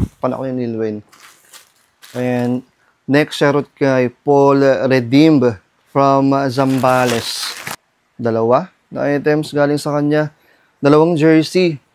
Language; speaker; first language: Filipino; non-native, local second language; Iloko